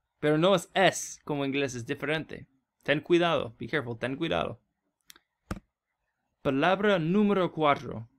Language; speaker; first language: Spanish; non-native, learner; English